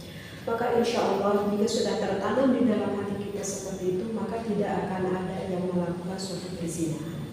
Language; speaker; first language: Indonesian; native; Indonesian